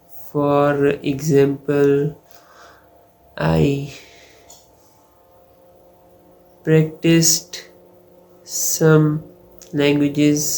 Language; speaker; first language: English; non-native, local second language; Hindi